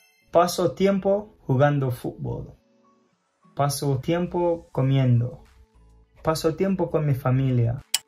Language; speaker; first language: Spanish; non-native, fluent; English